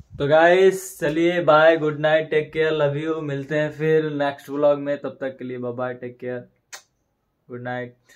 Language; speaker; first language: Hindi; native; Hindi